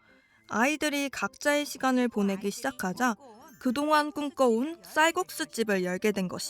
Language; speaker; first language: Korean; native; Korean